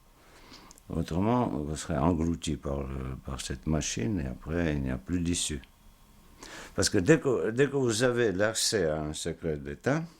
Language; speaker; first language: French; non-native, fluent; Georgian